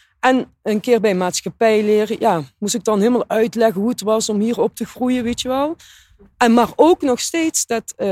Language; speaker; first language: Dutch; native; Dutch